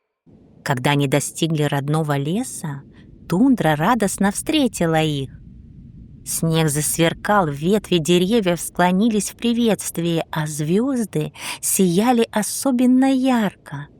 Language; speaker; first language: Russian; native; Russian